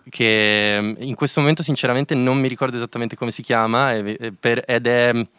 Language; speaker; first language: Italian; native; Italian